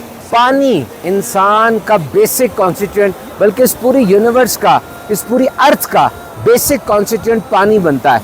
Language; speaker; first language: Urdu; native; Urdu